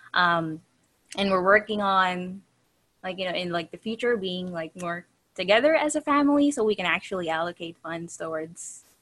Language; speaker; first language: English; non-native, local second language; Filipino